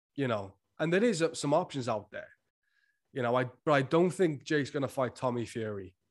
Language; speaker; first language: English; native; English